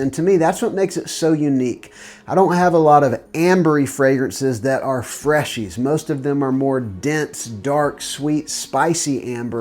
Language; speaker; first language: English; native; English